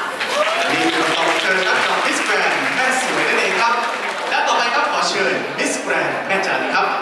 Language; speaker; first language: Thai; native; Thai